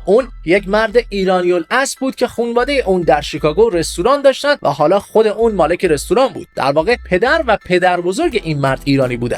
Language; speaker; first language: Persian; native; Persian